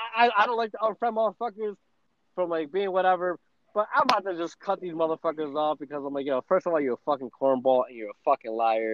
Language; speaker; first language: English; non-native, fluent; Spanish